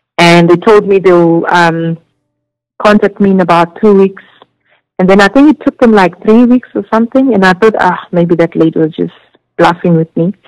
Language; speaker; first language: English; non-native, local second language; Zulu